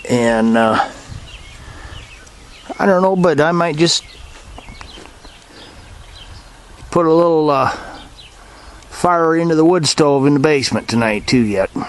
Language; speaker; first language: English; native; English